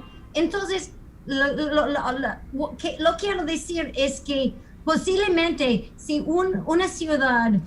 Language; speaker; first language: Spanish; non-native, fluent; English